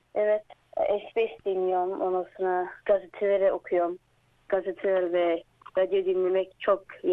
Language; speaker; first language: Turkish; early bilingual, heritage; Turkish